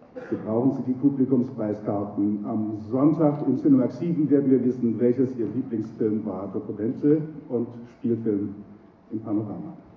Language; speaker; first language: German; native; German